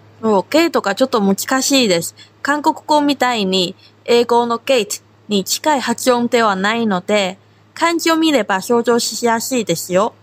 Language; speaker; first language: Japanese; non-native, fluent; Chinese